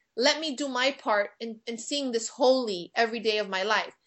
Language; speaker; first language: English; native; English